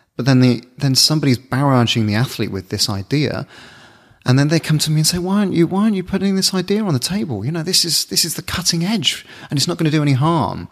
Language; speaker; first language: English; native; English